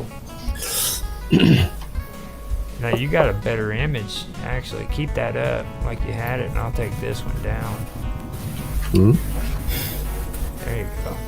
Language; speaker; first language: English; native; English